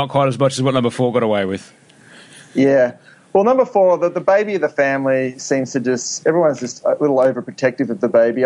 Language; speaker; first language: English; native; English